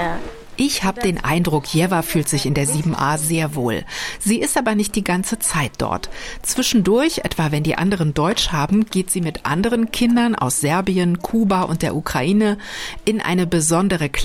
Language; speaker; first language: German; native; German